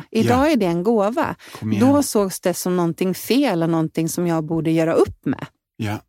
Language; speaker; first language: Swedish; native; Swedish